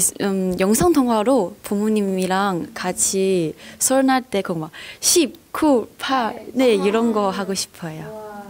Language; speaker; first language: Korean; non-native, learner; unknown